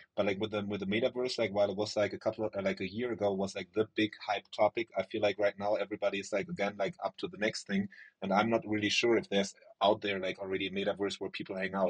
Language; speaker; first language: English; non-native, fluent; German